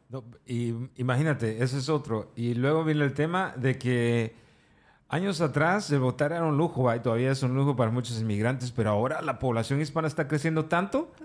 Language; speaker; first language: Spanish; native; Spanish